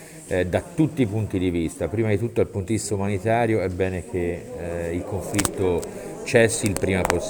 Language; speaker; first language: Italian; native; Italian